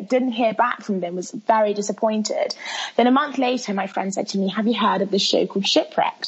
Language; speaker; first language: English; early bilingual, other home language; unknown